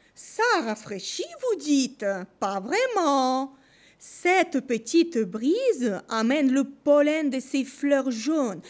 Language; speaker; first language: French; non-native, fluent; Russian